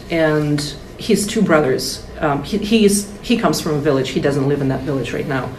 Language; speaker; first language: English; non-native, fluent; Russian